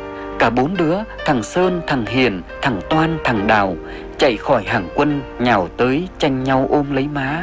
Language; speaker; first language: Vietnamese; native; Vietnamese